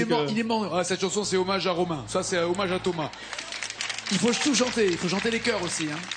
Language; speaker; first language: French; native; French